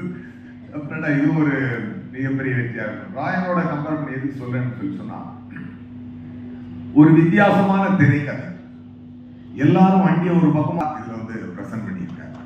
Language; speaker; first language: Tamil; native; Tamil